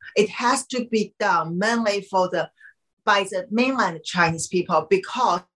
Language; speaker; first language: English; non-native, fluent; Chinese